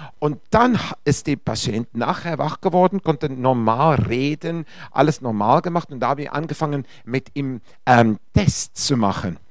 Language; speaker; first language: German; non-native, fluent; Afrikaans